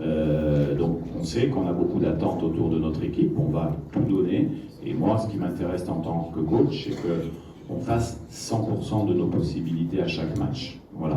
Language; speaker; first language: French; native; French